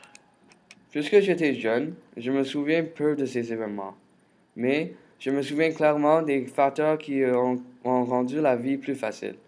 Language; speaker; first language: French; early bilingual, other home language; Chinese